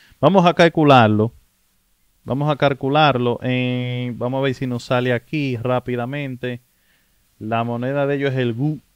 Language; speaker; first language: Spanish; native; Spanish